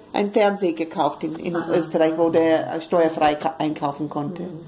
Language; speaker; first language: German; early bilingual, other home language; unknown